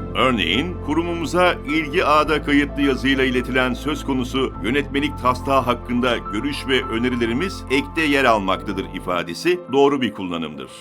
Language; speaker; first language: Turkish; native; Turkish